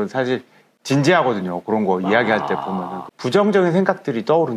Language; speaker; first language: Korean; native; Korean